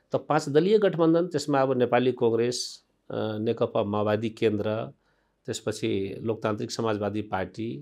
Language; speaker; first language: Nepali; non-native, local second language; Maithili